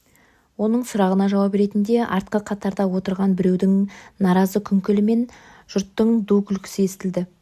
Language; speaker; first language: Kazakh; native; Kazakh